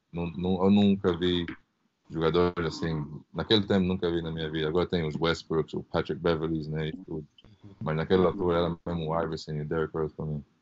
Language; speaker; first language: Portuguese; early bilingual, heritage; Portuguese